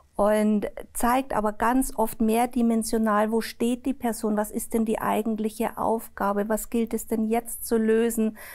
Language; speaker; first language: German; native; German